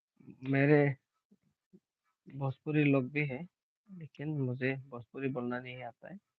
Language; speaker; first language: Hindi; non-native, local second language; Bodo